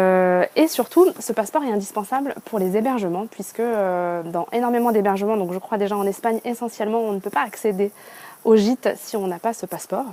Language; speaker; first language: French; native; French